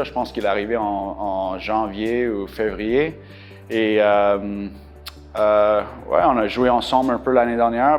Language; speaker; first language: French; non-native, local second language; English